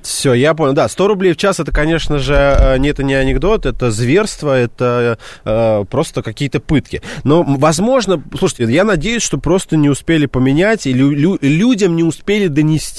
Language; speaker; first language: Russian; native; Russian